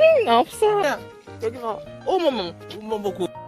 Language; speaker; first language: Korean; non-native, learner; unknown